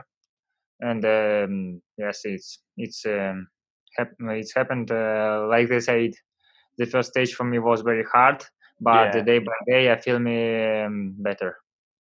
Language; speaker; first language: English; non-native, learner; Russian